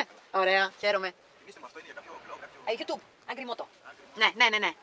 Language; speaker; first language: Greek; non-native, learner; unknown